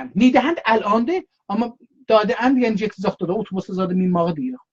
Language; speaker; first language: Persian; non-native, local second language; Azerbaijani